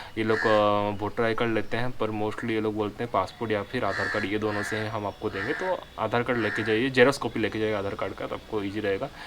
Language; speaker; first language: Hindi; non-native, local second language; Odia